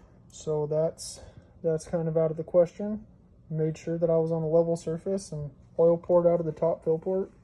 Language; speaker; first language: English; native; English